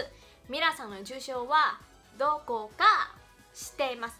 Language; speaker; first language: Japanese; non-native, fluent; Chinese